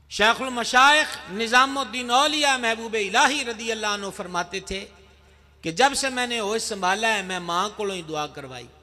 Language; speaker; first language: Urdu; non-native, local second language; Punjabi